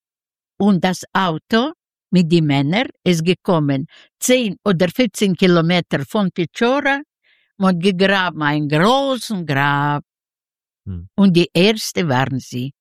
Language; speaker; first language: German; non-native, learner; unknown